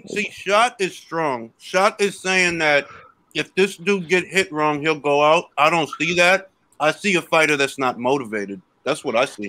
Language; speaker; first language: English; native; English